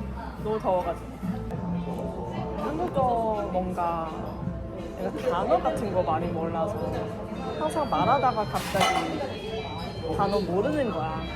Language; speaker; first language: Korean; non-native, fluent; Cantonese